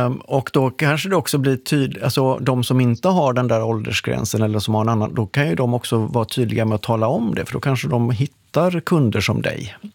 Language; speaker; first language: Swedish; native; Swedish